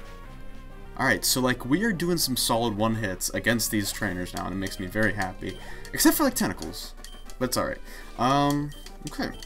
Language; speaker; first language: English; native; English